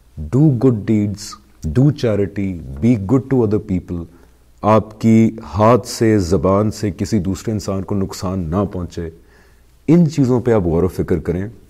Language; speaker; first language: Urdu; native; Urdu